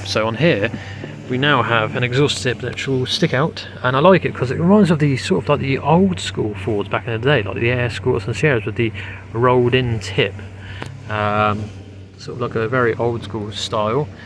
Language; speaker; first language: English; native; English